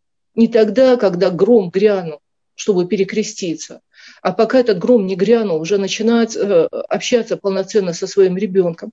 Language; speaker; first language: Russian; native; Russian